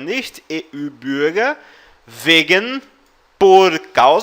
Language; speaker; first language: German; non-native, fluent; Portuguese